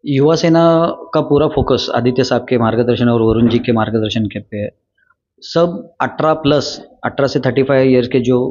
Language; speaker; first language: Hindi; non-native, local second language; Marathi